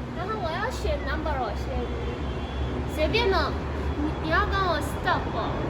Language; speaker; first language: Chinese; non-native, learner; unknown